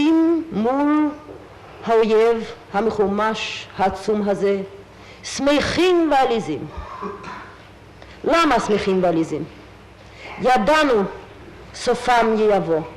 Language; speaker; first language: Hebrew; non-native, fluent; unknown